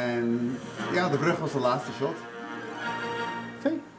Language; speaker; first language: Dutch; early bilingual, heritage; Dutch